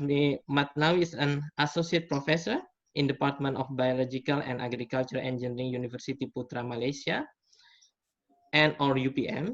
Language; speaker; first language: English; non-native, fluent; Indonesian